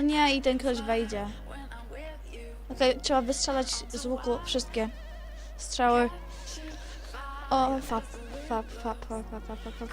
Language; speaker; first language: Polish; native; Polish